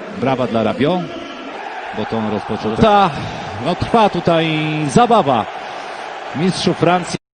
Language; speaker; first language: Polish; native; Polish